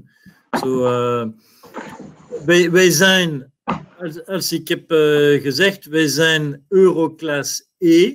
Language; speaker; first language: Dutch; non-native, learner; French